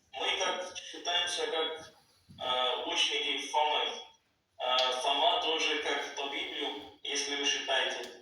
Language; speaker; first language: Russian; non-native, local second language; Punjabi